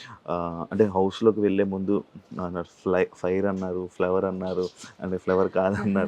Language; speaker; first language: Telugu; native; Telugu